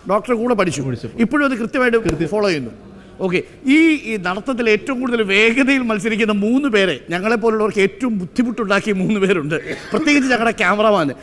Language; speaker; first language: Malayalam; native; Malayalam